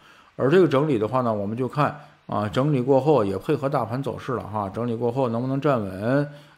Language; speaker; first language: Chinese; native; Chinese